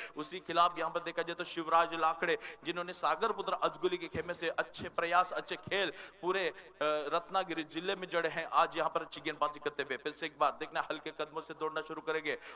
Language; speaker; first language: Hindi; non-native, local second language; Marathi